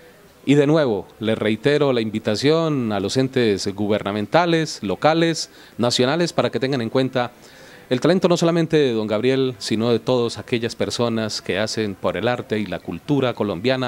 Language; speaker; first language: Spanish; native; Spanish